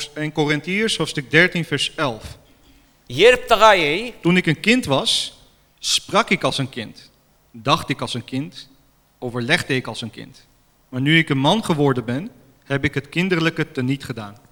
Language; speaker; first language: Dutch; non-native, fluent; Armenian